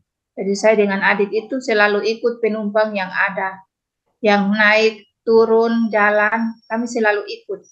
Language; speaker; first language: Indonesian; non-native, local second language; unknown